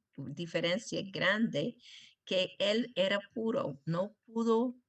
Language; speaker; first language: Spanish; non-native, learner; English